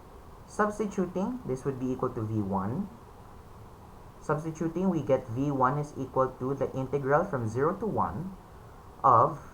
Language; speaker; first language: English; non-native, local second language; Filipino